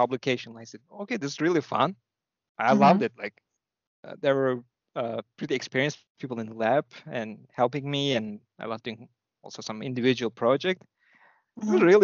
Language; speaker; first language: English; non-native, fluent; Turkish